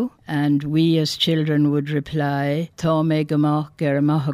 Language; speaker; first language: English; native; English